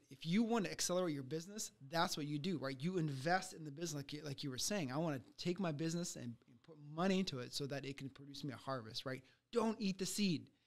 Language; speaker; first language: English; early bilingual, other home language; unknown